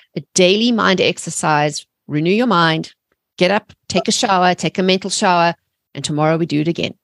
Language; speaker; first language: English; native; English